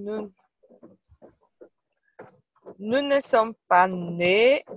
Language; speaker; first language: French; non-native, learner; Portuguese